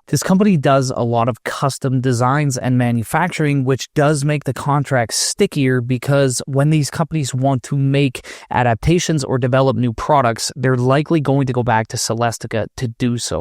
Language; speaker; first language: English; native; English